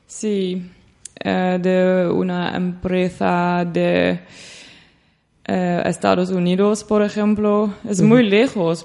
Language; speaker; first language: Spanish; non-native, learner; Dutch